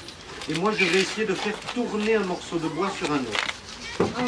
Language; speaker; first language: French; native; French